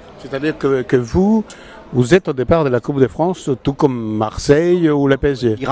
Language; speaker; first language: French; native; French